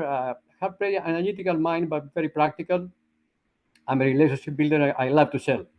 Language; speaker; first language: English; non-native, fluent; Greek